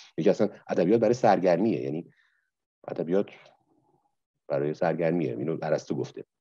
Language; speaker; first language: Persian; native; Persian